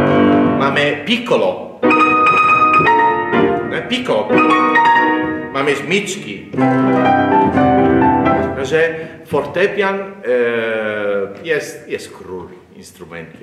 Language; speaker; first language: Polish; non-native, learner; Italian